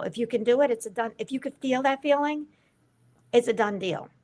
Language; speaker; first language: English; native; English